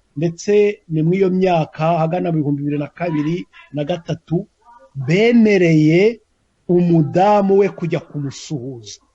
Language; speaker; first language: Kinyarwanda; native; Kinyarwanda